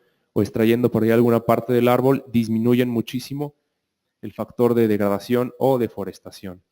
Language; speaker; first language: Spanish; native; Spanish